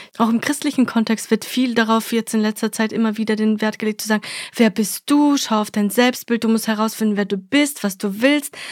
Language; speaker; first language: German; early bilingual, other home language; Russian